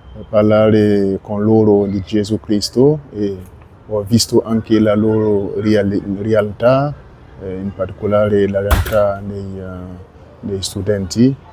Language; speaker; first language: Italian; non-native, learner; French